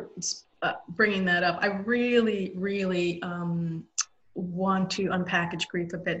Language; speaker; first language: English; native; English